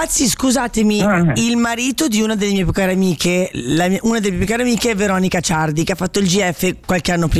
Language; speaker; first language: Italian; native; Italian